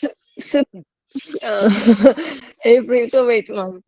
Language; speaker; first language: Chinese; non-native, learner; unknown